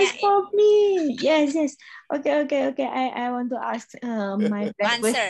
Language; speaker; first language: English; non-native, learner; Indonesian